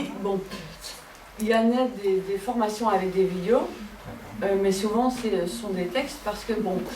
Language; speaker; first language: French; non-native, fluent; Dutch